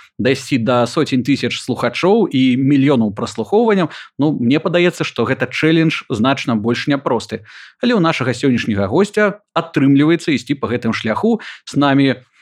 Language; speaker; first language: Belarusian; non-native, local second language; Russian